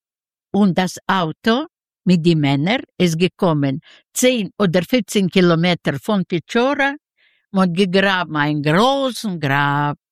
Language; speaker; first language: German; non-native, fluent; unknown